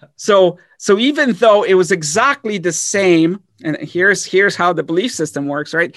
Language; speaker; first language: English; early bilingual, other home language; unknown